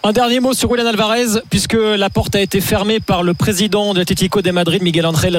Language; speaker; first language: French; native; French